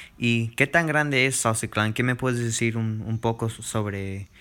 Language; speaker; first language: Spanish; early bilingual, heritage; Spanish